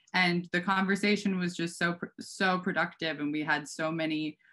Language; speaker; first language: English; native; English